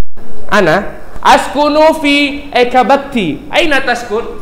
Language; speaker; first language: Arabic; non-native, fluent; Indonesian